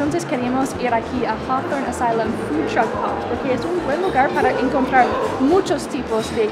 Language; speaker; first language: Spanish; non-native, fluent; English